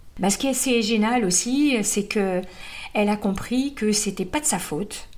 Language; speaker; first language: French; native; French